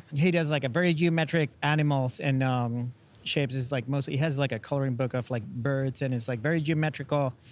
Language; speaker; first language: English; non-native, fluent; Spanish